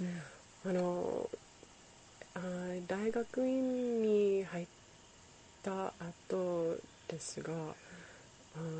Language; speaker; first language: Japanese; non-native, learner; English